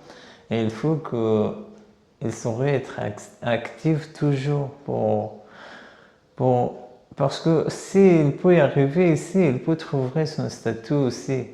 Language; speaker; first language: French; non-native, learner; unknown